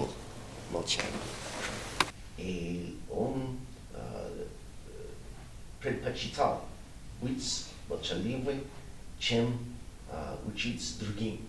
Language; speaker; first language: Russian; non-native, learner; English